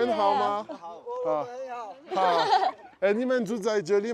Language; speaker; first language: Chinese; non-native, learner; French